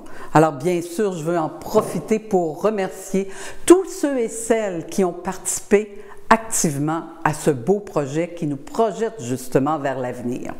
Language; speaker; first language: French; native; French